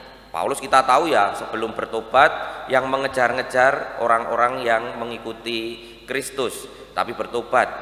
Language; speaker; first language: Indonesian; non-native, local second language; Javanese